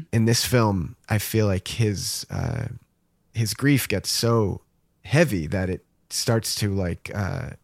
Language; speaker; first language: English; native; English